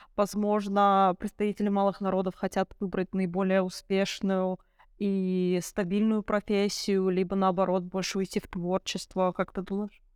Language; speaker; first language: Russian; early bilingual, other home language; Arabic